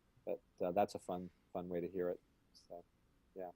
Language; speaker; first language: English; native; English